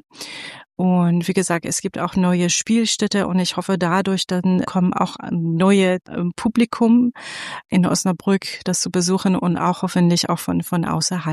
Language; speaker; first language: German; non-native, fluent; Persian